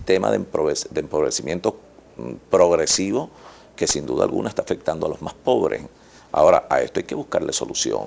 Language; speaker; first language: Spanish; native; Spanish